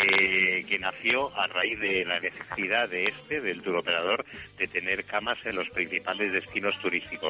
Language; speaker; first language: Spanish; native; Spanish